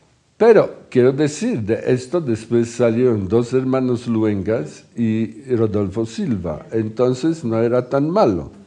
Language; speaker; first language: Spanish; non-native, fluent; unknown